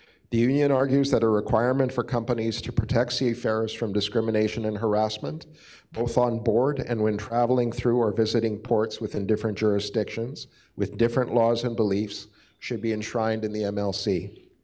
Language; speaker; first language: English; native; English